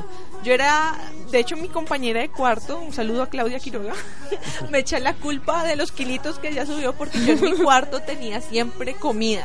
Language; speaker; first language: Spanish; native; Spanish